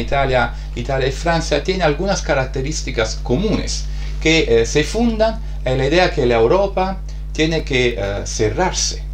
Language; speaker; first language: Spanish; non-native, fluent; Italian